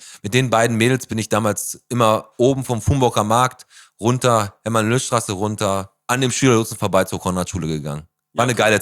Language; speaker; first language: German; native; German